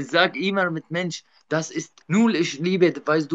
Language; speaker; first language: German; non-native, learner; Arabic